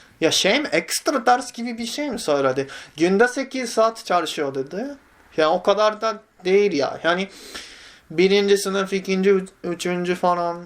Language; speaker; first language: Turkish; non-native, fluent; Japanese